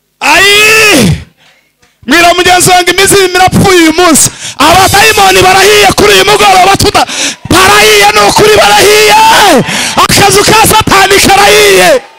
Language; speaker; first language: Kinyarwanda; early bilingual, heritage; Kinyarwanda